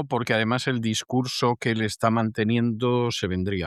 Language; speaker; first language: Spanish; native; Spanish